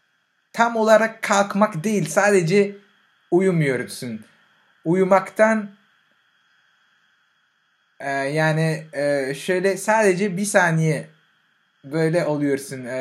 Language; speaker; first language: Turkish; non-native, fluent; French